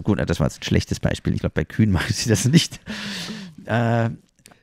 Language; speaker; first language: German; native; German